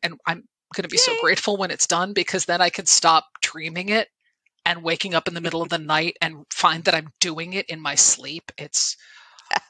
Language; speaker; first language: English; native; English